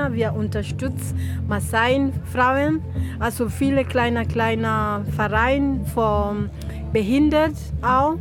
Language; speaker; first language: German; non-native, learner; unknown